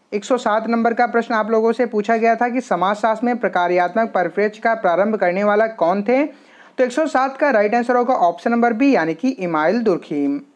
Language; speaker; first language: Hindi; native; Hindi